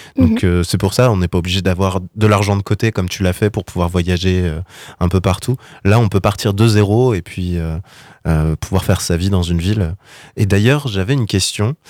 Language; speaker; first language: French; native; French